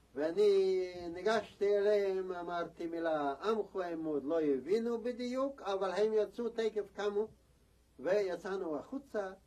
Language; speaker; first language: Hebrew; non-native, fluent; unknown